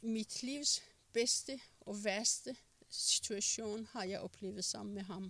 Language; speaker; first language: Danish; non-native, fluent; Persian